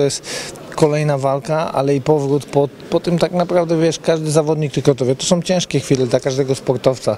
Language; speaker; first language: Polish; native; Polish